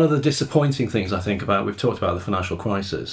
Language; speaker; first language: English; native; English